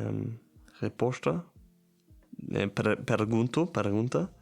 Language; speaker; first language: Portuguese; non-native, learner; German